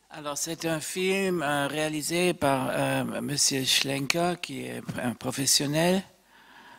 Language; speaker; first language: French; non-native, fluent; German